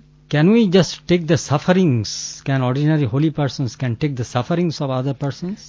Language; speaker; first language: English; non-native, local second language; Bangla